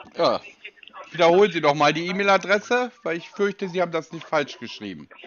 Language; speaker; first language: German; native; German